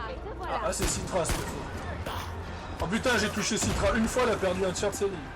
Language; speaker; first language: French; native; French